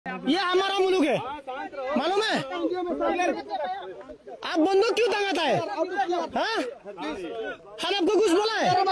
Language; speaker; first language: Hindi; non-native, learner; Bangla